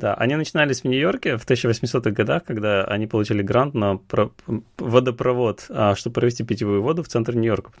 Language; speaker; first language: Russian; native; Russian